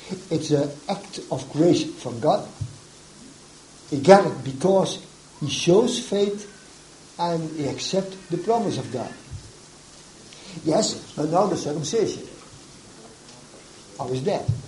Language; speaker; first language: English; non-native, fluent; Dutch